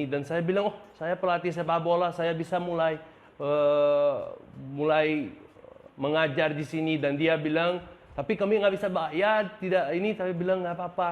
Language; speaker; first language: Indonesian; non-native, fluent; Portuguese